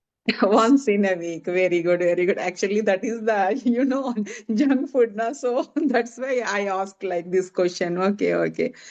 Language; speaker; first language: English; non-native, learner; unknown